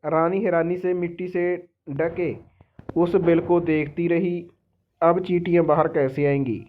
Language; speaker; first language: Hindi; non-native, local second language; Punjabi